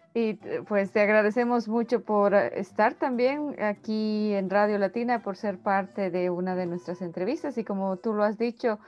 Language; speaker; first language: Spanish; native; Spanish